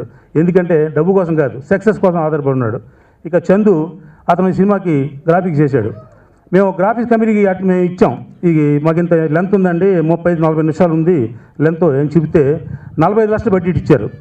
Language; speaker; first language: Telugu; native; Telugu